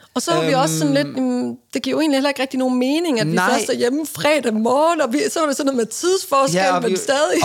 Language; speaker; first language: Danish; native; Danish